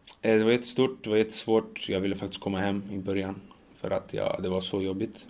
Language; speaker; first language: Swedish; early bilingual, other home language; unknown